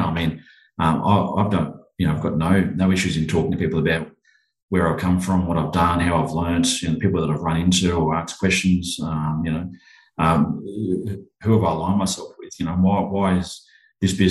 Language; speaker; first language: English; native; English